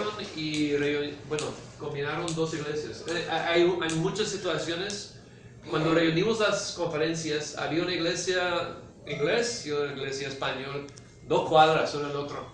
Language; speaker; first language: Spanish; early bilingual, heritage; English